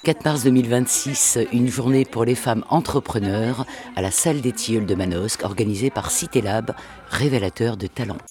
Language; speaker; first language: French; native; French